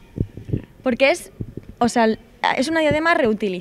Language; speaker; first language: Spanish; native; Spanish